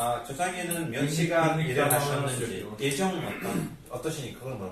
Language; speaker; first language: Turkish; native; Turkish